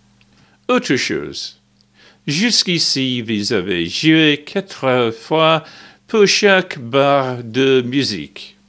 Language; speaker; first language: French; non-native, learner; English